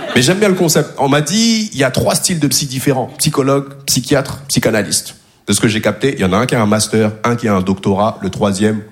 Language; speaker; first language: French; native; French